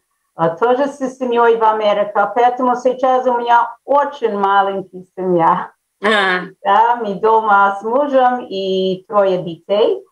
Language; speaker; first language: Russian; early bilingual, heritage; Russian